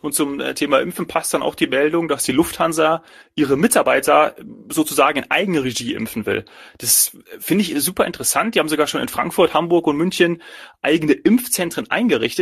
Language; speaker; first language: German; native; German